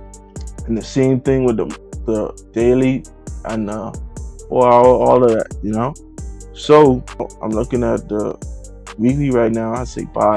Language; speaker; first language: English; native; English